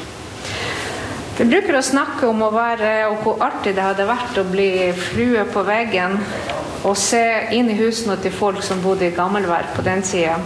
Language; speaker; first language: Norwegian; non-native, fluent; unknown